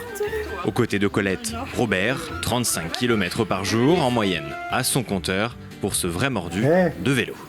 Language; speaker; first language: French; native; French